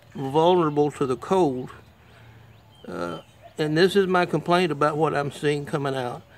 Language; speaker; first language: English; native; English